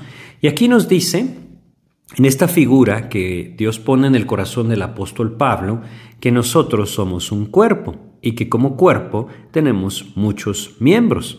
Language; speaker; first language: Spanish; native; Spanish